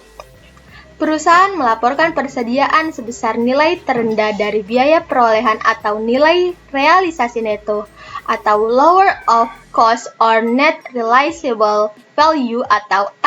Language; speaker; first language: Indonesian; native; Indonesian